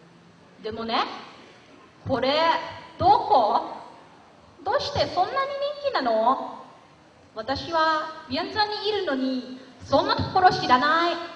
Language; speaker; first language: Japanese; non-native, learner; Lao